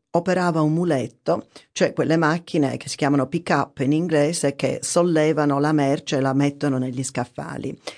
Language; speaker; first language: Italian; native; Italian